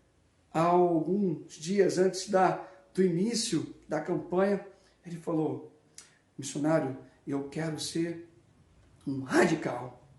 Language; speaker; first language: Portuguese; native; Portuguese